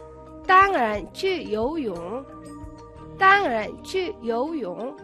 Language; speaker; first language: Chinese; non-native, fluent; Mongolian